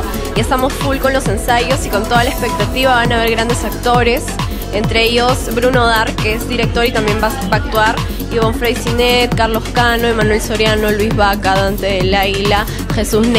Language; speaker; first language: Spanish; native; Spanish